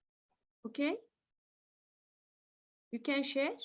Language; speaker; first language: English; non-native, learner; Turkish